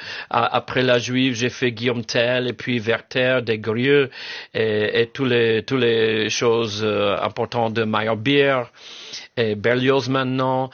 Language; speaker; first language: French; non-native, learner; English